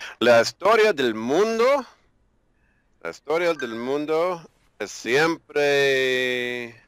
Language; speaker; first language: Spanish; non-native, learner; English